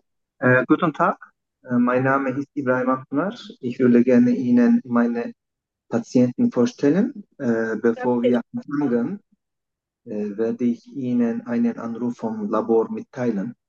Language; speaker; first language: German; non-native, fluent; Turkish